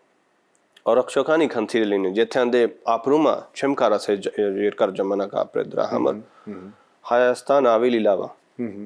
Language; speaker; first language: Armenian; non-native, learner; Punjabi